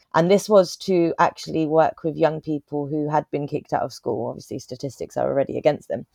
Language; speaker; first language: English; native; English